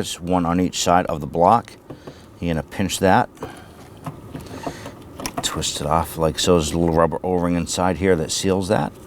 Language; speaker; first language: English; native; English